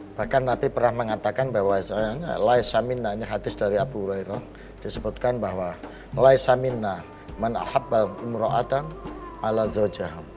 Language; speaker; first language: Indonesian; non-native, local second language; Javanese